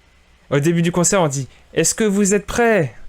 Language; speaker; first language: French; native; French